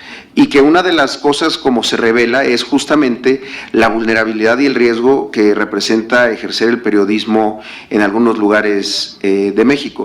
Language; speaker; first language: Spanish; native; Spanish